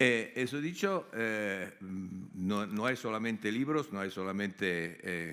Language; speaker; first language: Spanish; non-native, fluent; Italian